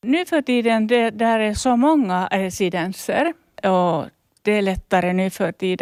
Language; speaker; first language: Swedish; non-native, local second language; Finnish